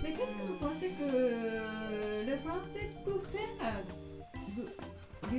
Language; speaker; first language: French; non-native, learner; Japanese